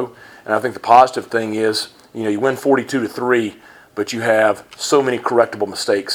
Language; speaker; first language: English; native; English